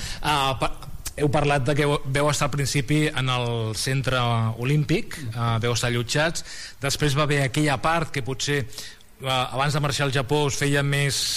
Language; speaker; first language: Catalan; native; Catalan